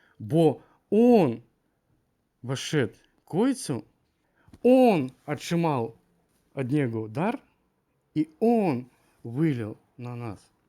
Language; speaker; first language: Polish; non-native, learner; Ukrainian